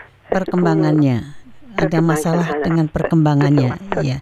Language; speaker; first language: Indonesian; native; Indonesian